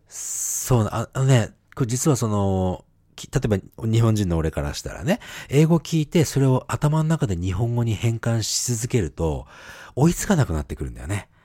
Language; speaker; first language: Japanese; native; Japanese